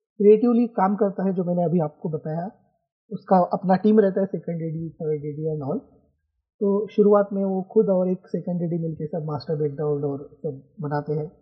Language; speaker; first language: Hindi; non-native, local second language; Marathi